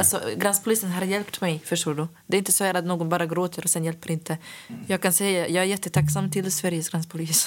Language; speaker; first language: Swedish; non-native, fluent; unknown